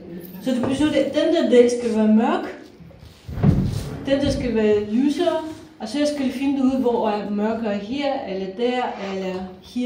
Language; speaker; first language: Danish; non-native, fluent; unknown